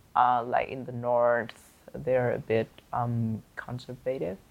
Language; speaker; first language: English; non-native, fluent; Vietnamese